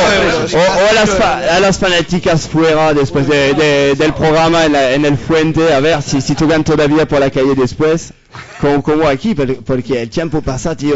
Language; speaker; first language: Spanish; non-native, learner; French